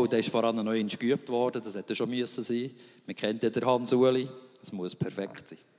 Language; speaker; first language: German; native; German